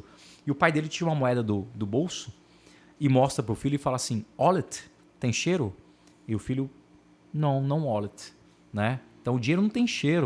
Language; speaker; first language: Portuguese; native; Portuguese